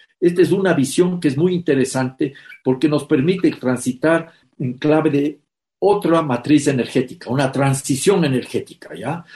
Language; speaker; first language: Spanish; native; Spanish